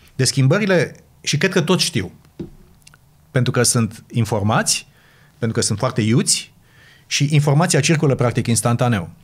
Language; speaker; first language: Romanian; native; Romanian